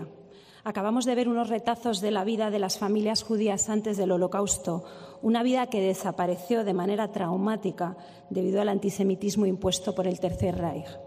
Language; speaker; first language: Spanish; native; Spanish